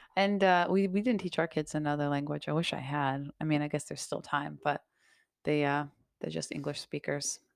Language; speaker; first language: English; early bilingual, other home language; Portuguese